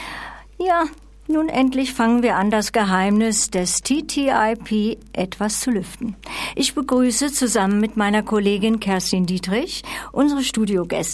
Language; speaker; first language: German; native; German